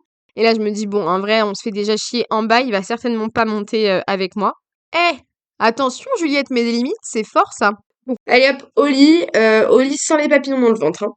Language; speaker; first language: French; native; French